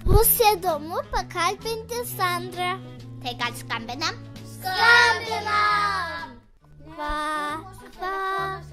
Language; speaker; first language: Lithuanian; early bilingual, heritage; Lithuanian